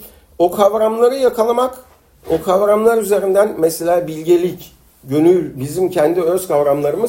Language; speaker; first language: Turkish; native; Turkish